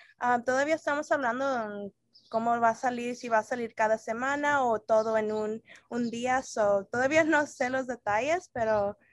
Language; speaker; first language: Spanish; early bilingual, heritage; Spanish